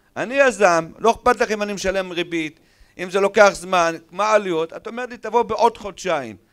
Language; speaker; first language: Hebrew; native; Hebrew